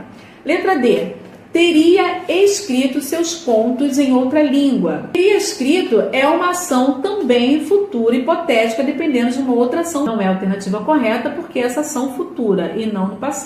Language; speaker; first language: Portuguese; native; Portuguese